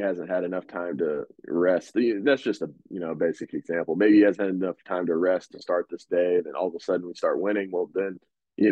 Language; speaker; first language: English; native; English